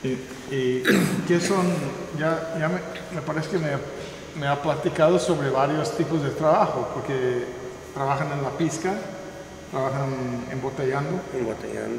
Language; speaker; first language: Spanish; non-native, fluent; English